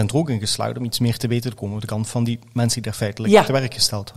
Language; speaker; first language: Dutch; native; Dutch